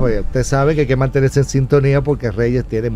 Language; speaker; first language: Spanish; native; Spanish